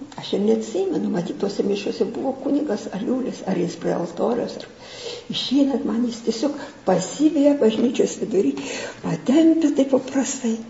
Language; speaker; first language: Lithuanian; native; Lithuanian